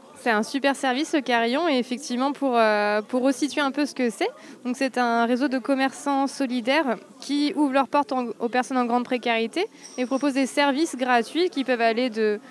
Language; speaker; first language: French; native; French